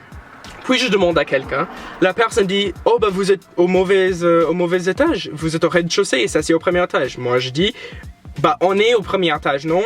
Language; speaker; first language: French; non-native, fluent; English